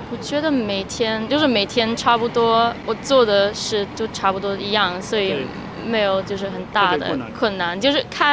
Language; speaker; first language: Chinese; non-native, fluent; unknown